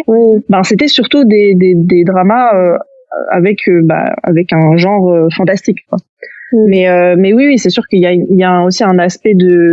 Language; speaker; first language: French; native; French